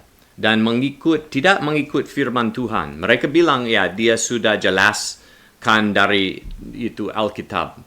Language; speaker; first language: Indonesian; non-native, learner; English